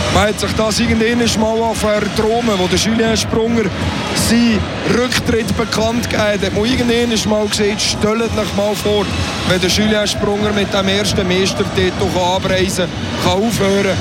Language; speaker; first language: German; native; German